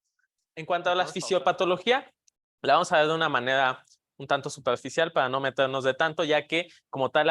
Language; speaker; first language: Spanish; native; Spanish